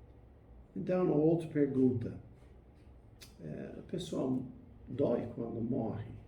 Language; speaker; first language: Portuguese; non-native, fluent; English